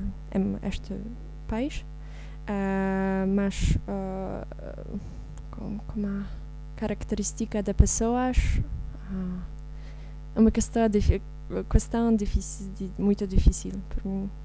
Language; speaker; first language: Portuguese; non-native, learner; Polish